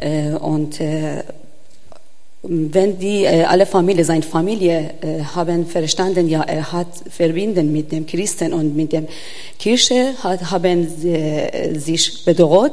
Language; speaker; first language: German; non-native, learner; Persian